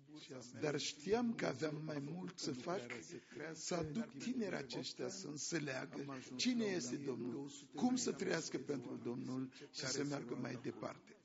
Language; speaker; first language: Romanian; non-native, fluent; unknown